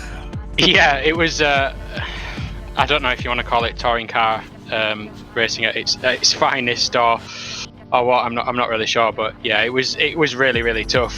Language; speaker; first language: English; native; English